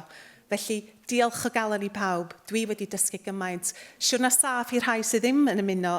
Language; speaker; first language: Welsh; native; Welsh